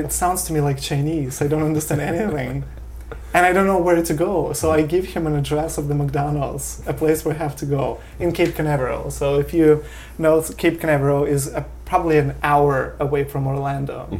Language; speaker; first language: English; non-native, fluent; Russian